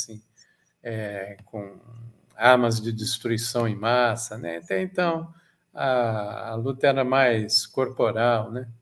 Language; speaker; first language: Portuguese; native; Portuguese